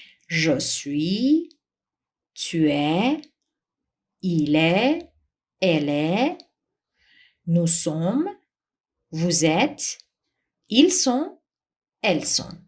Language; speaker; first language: French; non-native, fluent; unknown